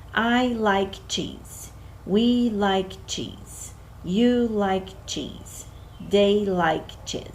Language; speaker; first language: English; non-native, fluent; Portuguese